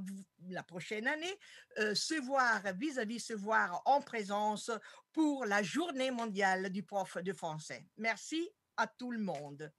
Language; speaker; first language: French; non-native, fluent; Italian